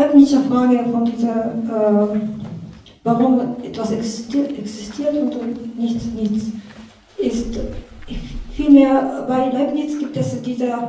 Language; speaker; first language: German; non-native, learner; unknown